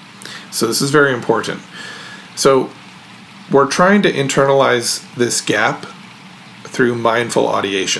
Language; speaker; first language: English; native; English